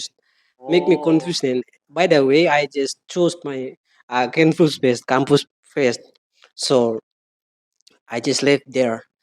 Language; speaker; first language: English; non-native, learner; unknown